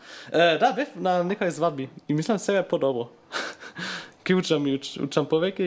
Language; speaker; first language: Macedonian; non-native, learner; German